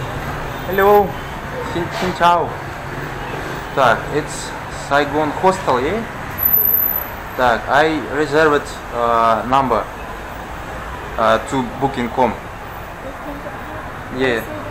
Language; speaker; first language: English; non-native, learner; Russian